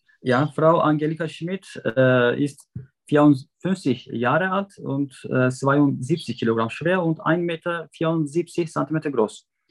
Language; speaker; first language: German; non-native, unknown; Turkish